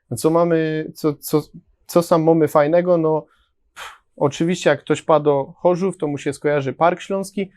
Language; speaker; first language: Polish; native; Polish